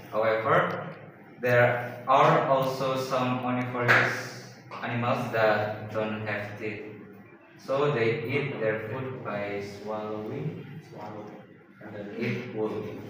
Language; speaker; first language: English; non-native, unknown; Indonesian